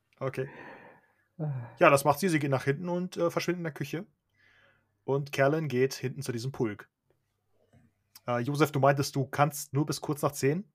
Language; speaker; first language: German; native; German